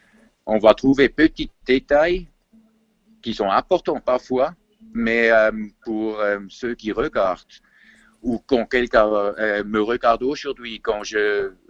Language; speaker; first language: French; non-native, fluent; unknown